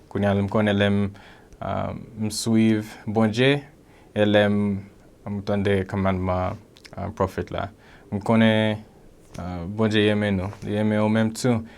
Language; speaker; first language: Haitian Creole; non-native, learner; English